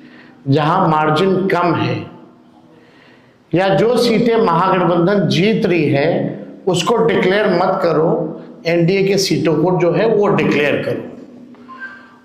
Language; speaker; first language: Hindi; native; Hindi